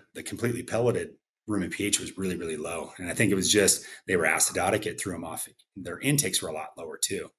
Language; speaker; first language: English; native; English